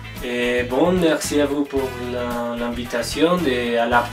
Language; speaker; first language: French; non-native, learner; Spanish